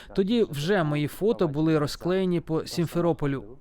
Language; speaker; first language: Ukrainian; early bilingual, heritage; Uzbek